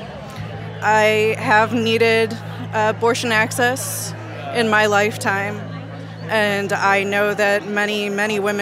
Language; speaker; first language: English; native; English